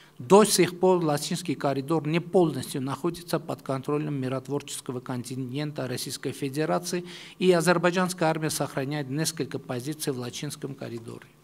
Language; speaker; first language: Russian; non-native, local second language; Armenian